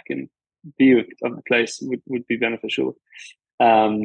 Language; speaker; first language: English; native; English